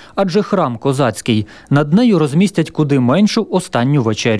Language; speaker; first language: Ukrainian; native; Ukrainian